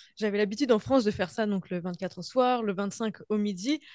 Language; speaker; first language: French; native; French